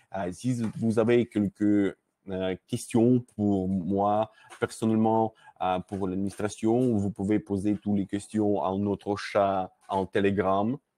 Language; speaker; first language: French; non-native, learner; Russian